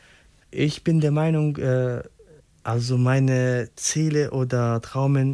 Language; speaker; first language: German; non-native, local second language; Arabic